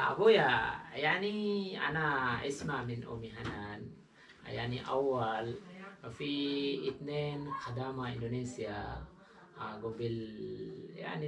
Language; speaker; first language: Arabic; non-native, learner; Indonesian